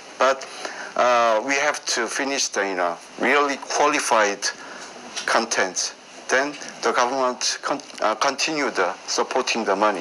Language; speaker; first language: English; non-native, learner; Korean